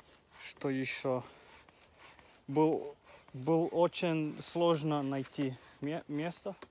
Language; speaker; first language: Russian; non-native, learner; Finnish